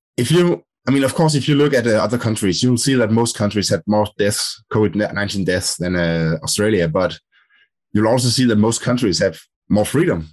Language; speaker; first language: English; non-native, fluent; Danish